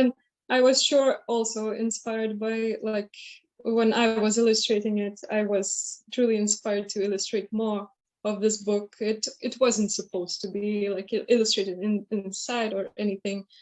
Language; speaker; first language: English; non-native, fluent; Lithuanian